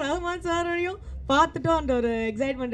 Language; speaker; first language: Tamil; native; Tamil